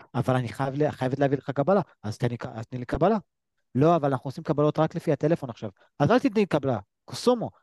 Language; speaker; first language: Hebrew; native; Hebrew